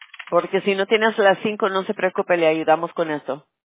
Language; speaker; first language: Spanish; early bilingual, heritage; Spanish